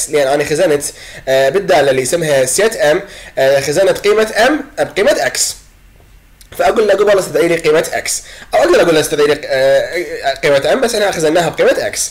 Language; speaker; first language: Arabic; native; Arabic